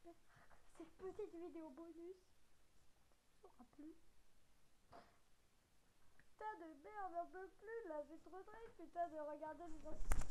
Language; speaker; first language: French; native; French